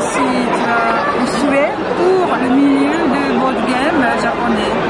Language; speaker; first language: French; non-native, fluent; Japanese